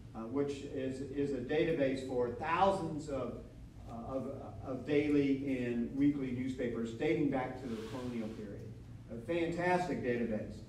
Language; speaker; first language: English; native; English